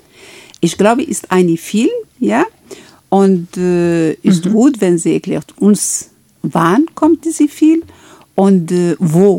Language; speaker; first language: German; non-native, learner; Arabic